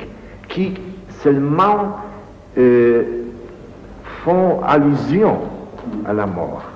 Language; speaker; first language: French; non-native, fluent; Polish